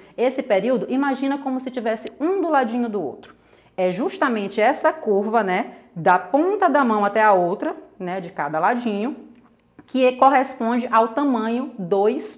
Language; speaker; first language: Portuguese; native; Portuguese